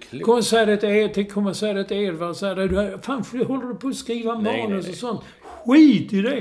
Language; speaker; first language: Swedish; native; Swedish